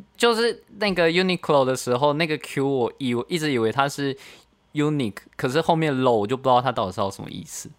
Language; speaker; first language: Chinese; native; Chinese